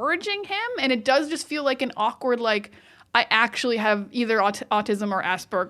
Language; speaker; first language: English; native; English